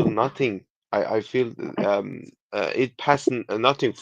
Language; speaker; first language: English; non-native, learner; Persian